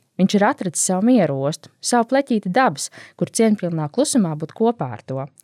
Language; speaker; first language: Latvian; native; Latvian